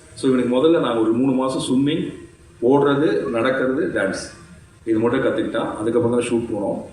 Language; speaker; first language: Tamil; native; Tamil